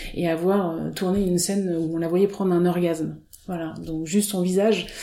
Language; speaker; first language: French; native; French